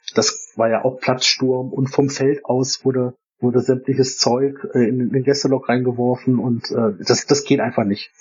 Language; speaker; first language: German; native; German